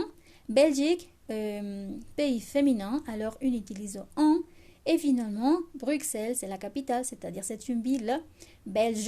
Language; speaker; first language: French; non-native, fluent; Spanish